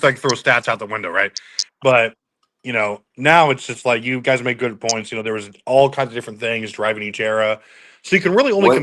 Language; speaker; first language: English; native; English